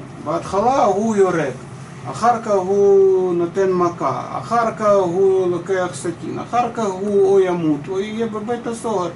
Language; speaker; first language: Hebrew; non-native, fluent; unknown